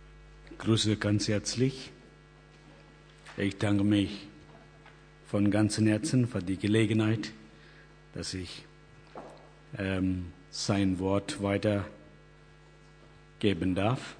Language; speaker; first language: German; non-native, learner; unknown